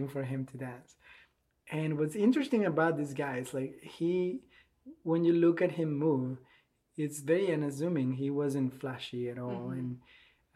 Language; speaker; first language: English; non-native, fluent; Spanish